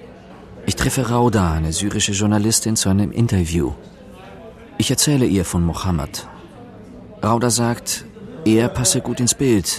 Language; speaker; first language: German; native; German